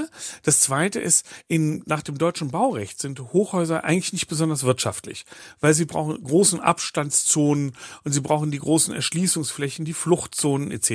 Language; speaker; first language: German; native; German